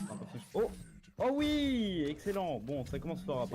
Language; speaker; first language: French; native; French